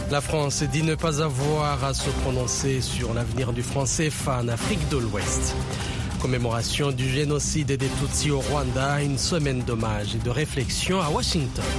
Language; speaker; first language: French; non-native, local second language; Rundi